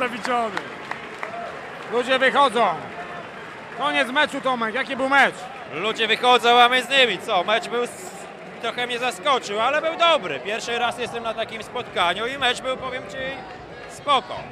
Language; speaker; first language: Polish; native; Polish